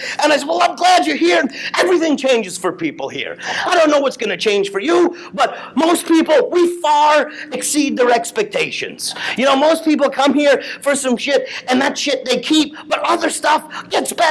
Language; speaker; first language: English; native; English